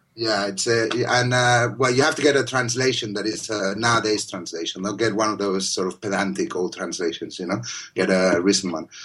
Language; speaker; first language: English; non-native, fluent; Spanish